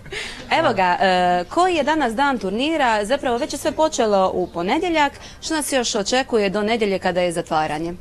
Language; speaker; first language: Croatian; native; Croatian